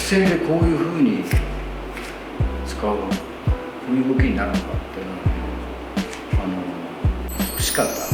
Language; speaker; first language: Japanese; native; Japanese